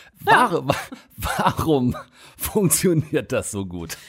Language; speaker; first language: German; native; German